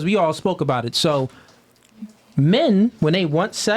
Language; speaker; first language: English; native; English